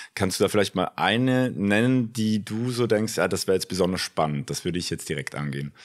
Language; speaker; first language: German; native; German